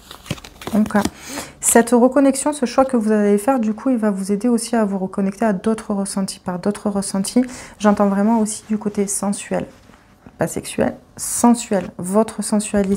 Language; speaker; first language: French; native; French